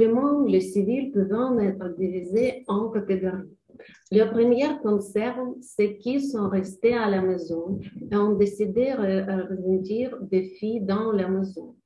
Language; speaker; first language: French; non-native, learner; Ukrainian